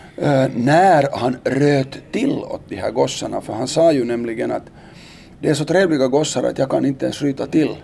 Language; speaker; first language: Swedish; native; Swedish